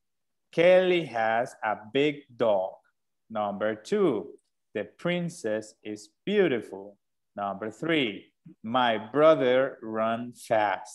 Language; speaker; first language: English; non-native, fluent; Spanish